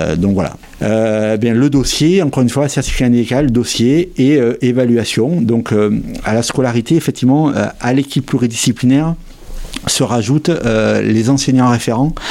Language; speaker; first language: French; native; French